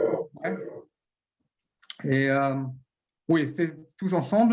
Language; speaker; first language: French; non-native, learner; German